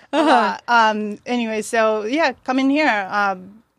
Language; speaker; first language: English; non-native, fluent; Japanese